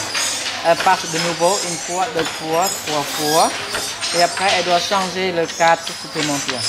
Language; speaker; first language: French; non-native, fluent; Khmer